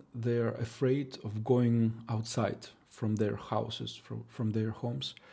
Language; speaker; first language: English; non-native, fluent; Ukrainian